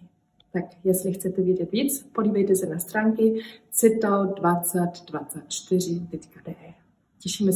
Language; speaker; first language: Czech; early bilingual, heritage; Czech